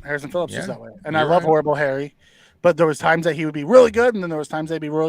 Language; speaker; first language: English; native; English